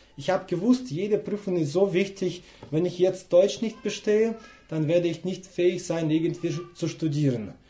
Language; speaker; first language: German; non-native, fluent; Russian